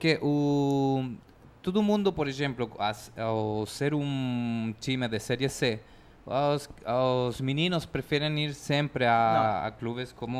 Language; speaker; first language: Portuguese; non-native, fluent; Spanish